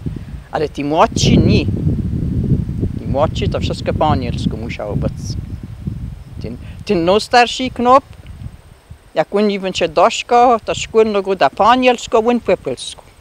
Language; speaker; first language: Polish; early bilingual, heritage; Polish